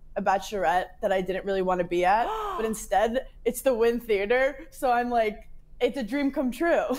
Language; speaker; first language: English; native; English